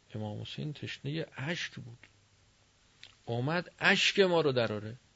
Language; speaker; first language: Persian; native; Persian